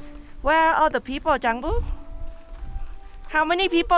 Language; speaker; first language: English; non-native, fluent; Thai